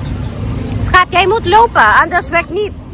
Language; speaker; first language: Dutch; non-native, fluent; Filipino